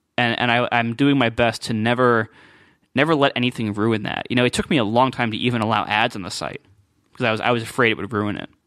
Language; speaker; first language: English; native; English